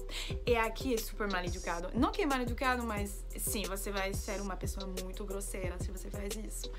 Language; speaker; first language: Portuguese; non-native, fluent; French